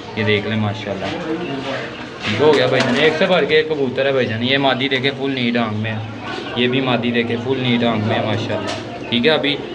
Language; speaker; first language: Urdu; native; Urdu